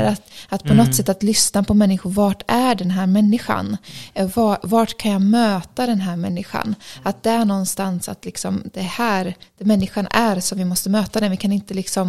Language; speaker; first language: Swedish; native; Swedish